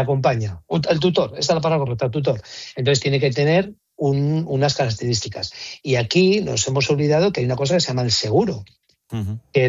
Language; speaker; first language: Spanish; native; Spanish